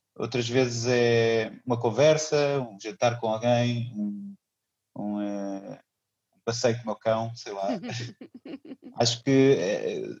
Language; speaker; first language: Portuguese; native; Portuguese